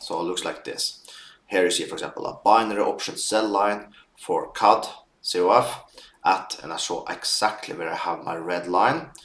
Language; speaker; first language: English; non-native, fluent; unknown